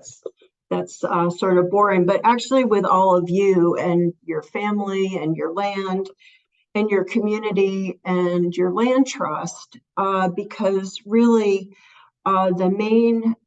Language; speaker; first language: English; native; English